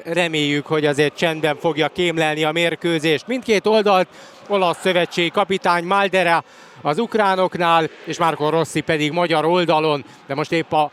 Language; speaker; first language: Hungarian; native; Hungarian